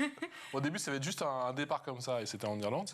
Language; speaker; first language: French; native; French